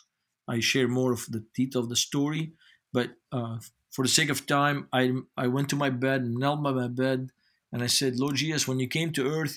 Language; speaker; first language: English; non-native, fluent; Arabic